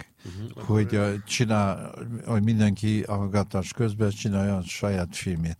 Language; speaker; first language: Hungarian; non-native, learner; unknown